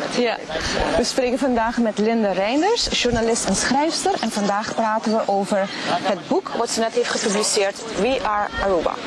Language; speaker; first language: Dutch; non-native, local second language; Papiamento